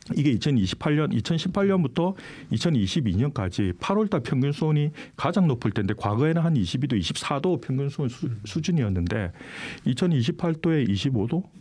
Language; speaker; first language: Korean; native; Korean